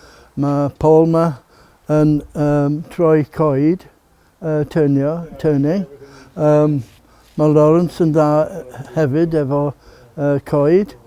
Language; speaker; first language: Welsh; non-native, learner; English